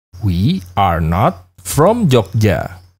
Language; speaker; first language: English; non-native, fluent; Indonesian